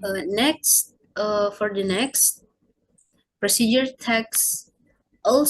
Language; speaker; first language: English; non-native, learner; Indonesian